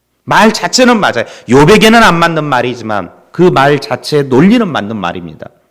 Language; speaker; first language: Korean; native; Korean